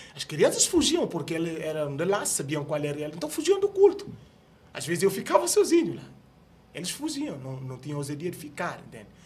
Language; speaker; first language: Portuguese; non-native, local second language; Upper Guinea Crioulo